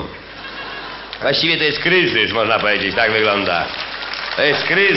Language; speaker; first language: Polish; native; Polish